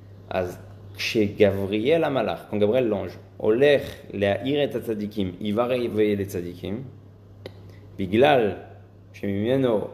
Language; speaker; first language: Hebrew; non-native, fluent; French